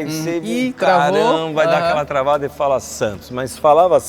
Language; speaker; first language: Portuguese; native; Portuguese